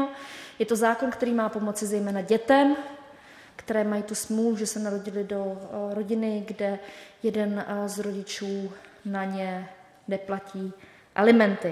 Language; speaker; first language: Czech; native; Czech